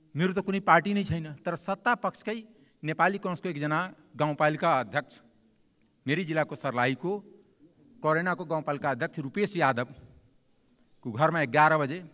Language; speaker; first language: Nepali; non-native, local second language; Maithili